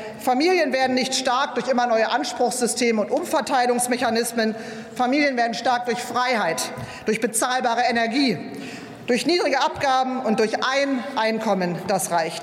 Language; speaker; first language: German; native; German